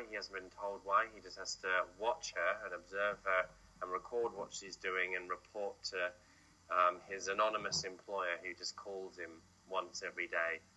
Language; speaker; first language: English; native; English